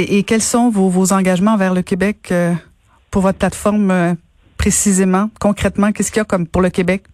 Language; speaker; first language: French; native; French